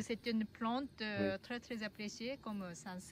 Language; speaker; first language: French; non-native, fluent; Japanese